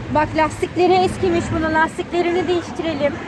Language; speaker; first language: Turkish; native; Turkish